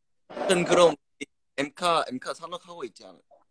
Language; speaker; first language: Korean; non-native, fluent; English